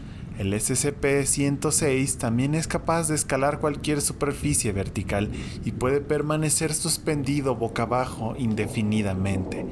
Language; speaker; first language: Spanish; native; Spanish